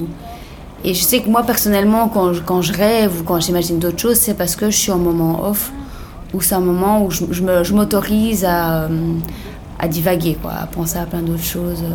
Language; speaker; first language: French; native; French